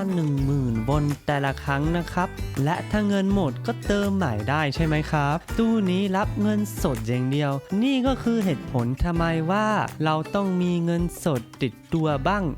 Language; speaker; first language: Thai; non-native, fluent; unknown